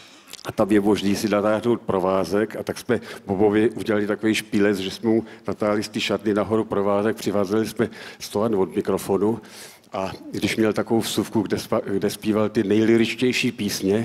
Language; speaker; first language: Czech; native; Czech